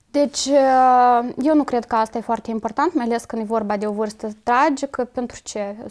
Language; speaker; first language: Romanian; native; Romanian